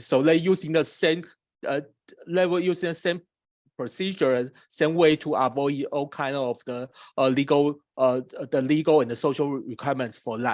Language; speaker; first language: English; non-native, fluent; Chinese